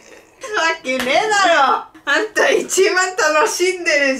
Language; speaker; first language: Japanese; non-native, fluent; Spanish